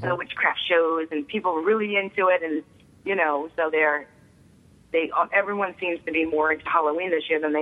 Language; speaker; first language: English; native; English